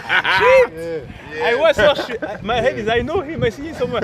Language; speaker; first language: English; non-native, learner; French